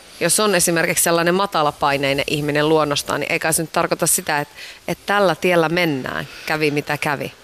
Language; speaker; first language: Finnish; native; Finnish